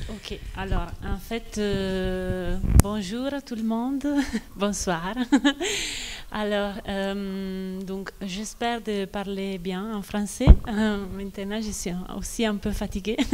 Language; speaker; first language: French; non-native, fluent; Italian